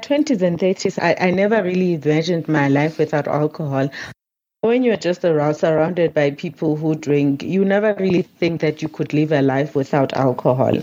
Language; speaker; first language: English; non-native, local second language; Tswana